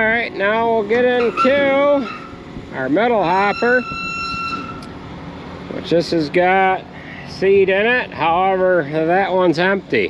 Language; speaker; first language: English; native; English